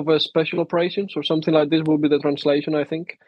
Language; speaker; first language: English; non-native, fluent; Spanish